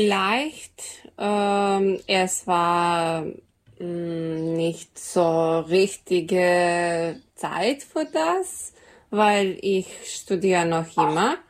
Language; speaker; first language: German; non-native, learner; Serbian